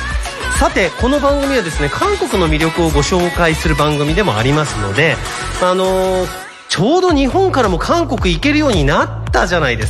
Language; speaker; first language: Japanese; native; Japanese